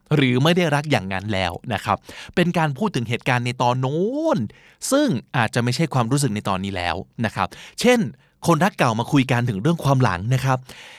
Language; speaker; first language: Thai; native; Thai